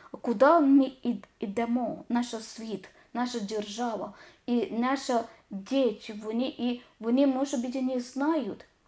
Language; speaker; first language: Ukrainian; non-native, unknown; Malayalam